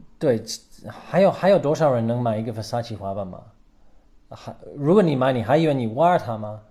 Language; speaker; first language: Chinese; non-native, fluent; English